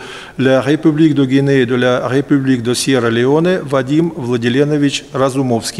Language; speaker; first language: French; non-native, fluent; Russian